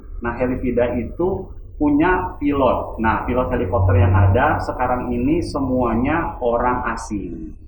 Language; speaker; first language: Indonesian; native; Indonesian